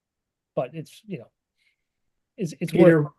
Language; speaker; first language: English; native; English